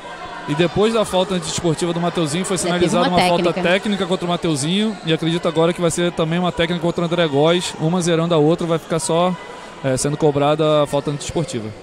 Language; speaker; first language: Portuguese; native; Portuguese